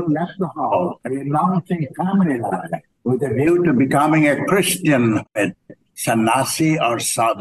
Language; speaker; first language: English; non-native, local second language; Bangla